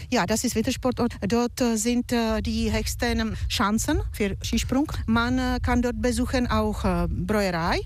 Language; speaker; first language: German; non-native, fluent; Czech